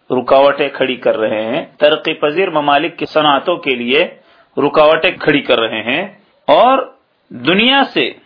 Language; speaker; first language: Urdu; native; Urdu